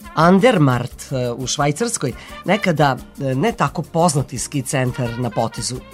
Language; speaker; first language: Serbian; native; Serbian